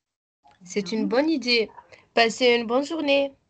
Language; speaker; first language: French; non-native, learner; Arabic